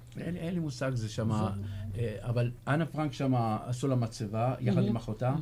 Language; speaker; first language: Hebrew; early bilingual, other home language; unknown